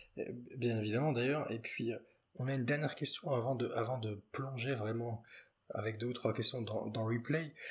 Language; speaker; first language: French; native; French